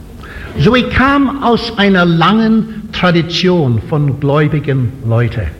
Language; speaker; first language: German; non-native, fluent; English